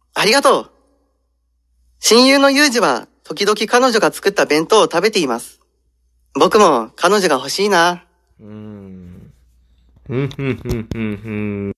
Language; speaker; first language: Japanese; non-native, fluent; Indonesian